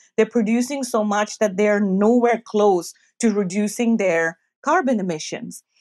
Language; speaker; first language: English; non-native, local second language; Urdu